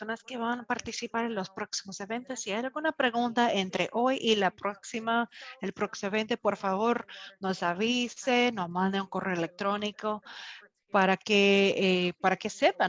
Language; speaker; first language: Spanish; non-native, fluent; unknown